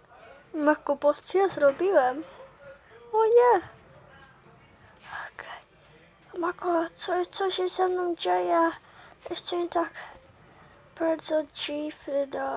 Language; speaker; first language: Polish; early bilingual, heritage; Polish